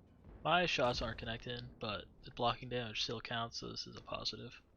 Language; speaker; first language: English; native; English